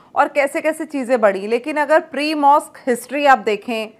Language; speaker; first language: Hindi; native; Hindi